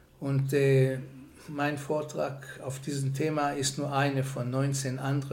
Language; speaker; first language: German; non-native, fluent; Hebrew